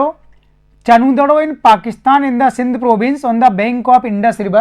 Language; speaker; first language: English; non-native, local second language; Hindi